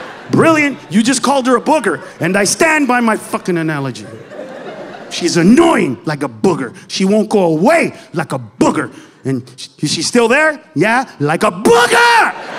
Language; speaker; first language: English; early bilingual, other home language; Spanish